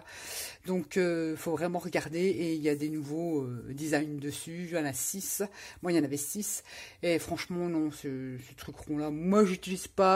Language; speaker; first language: French; native; French